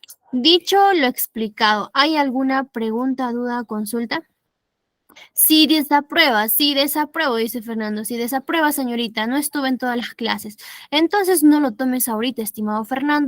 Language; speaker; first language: Spanish; native; Spanish